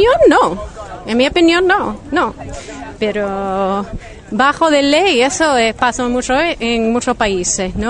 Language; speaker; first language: Spanish; non-native, learner; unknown